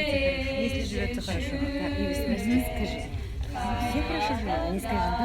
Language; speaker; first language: Russian; non-native, learner; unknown